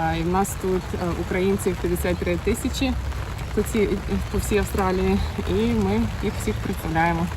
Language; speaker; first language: Ukrainian; early bilingual, heritage; Ukrainian